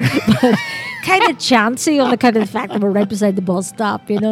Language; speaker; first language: English; native; English